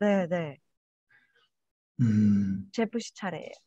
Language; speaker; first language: Korean; non-native, learner; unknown